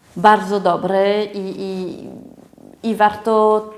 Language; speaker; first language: Polish; non-native, fluent; French